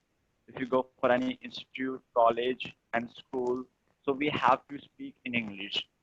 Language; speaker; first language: English; non-native, learner; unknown